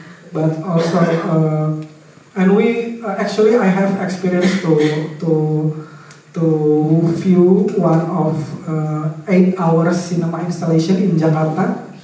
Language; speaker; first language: English; non-native, fluent; Indonesian